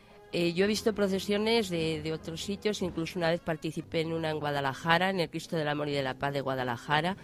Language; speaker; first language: Spanish; native; Spanish